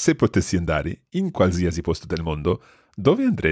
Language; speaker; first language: Italian; non-native, fluent; English